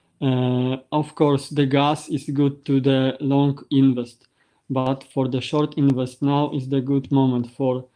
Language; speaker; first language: English; non-native, learner; Polish